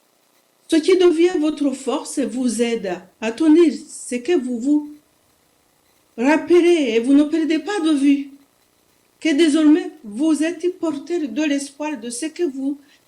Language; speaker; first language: French; non-native, local second language; Kinyarwanda